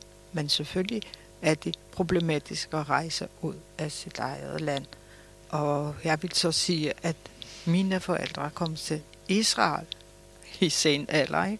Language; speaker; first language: Danish; early bilingual, other home language; Polish